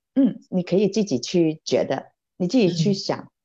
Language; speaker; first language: Chinese; non-native, local second language; Cantonese